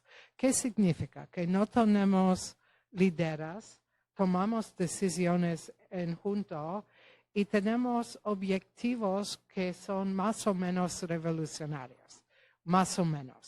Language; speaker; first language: Spanish; non-native, fluent; Polish